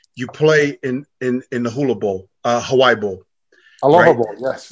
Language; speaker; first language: English; native; English